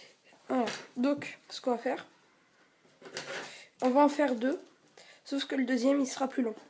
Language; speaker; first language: French; native; French